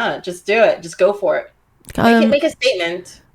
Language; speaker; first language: English; native; English